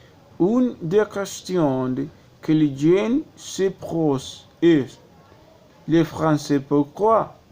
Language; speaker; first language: French; non-native, learner; Spanish